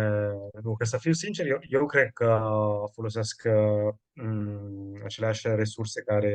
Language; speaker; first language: Romanian; non-native, fluent; Italian